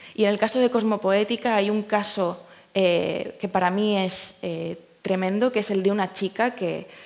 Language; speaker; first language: Spanish; native; Spanish